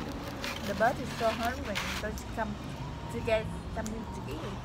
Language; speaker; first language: English; non-native, learner; Vietnamese